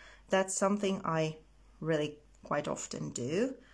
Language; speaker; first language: English; non-native, fluent; Finnish